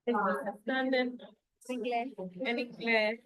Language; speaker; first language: Spanish; early bilingual, heritage; Spanish